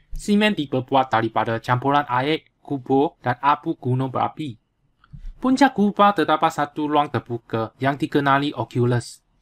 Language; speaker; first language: Malay; non-native, local second language; Chinese